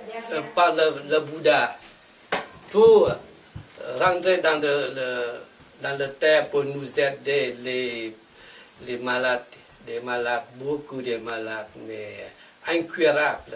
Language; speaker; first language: French; non-native, fluent; Vietnamese